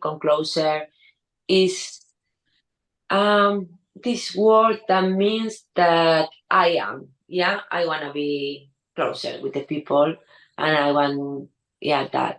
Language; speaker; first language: English; non-native, learner; Spanish